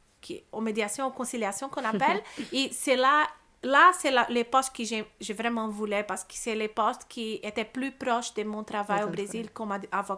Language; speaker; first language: French; non-native, learner; Portuguese